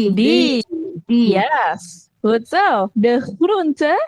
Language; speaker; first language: Dutch; non-native, fluent; Indonesian